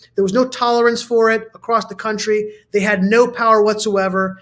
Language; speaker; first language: English; native; English